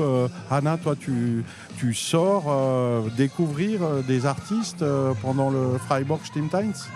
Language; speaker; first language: French; native; French